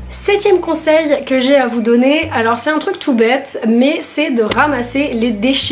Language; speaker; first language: French; native; French